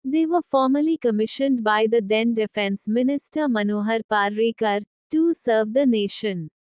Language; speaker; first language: English; non-native, local second language; Hindi